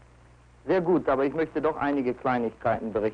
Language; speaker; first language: German; native; German